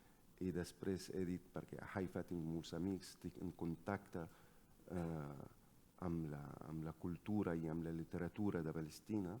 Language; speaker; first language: Catalan; non-native, fluent; Arabic